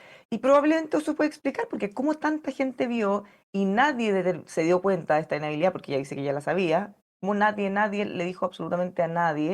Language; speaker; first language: Spanish; native; Spanish